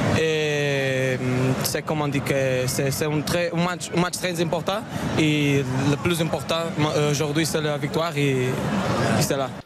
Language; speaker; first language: French; non-native, learner; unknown